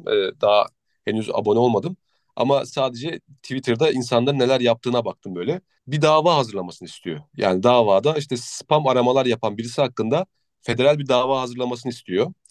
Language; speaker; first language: Turkish; native; Turkish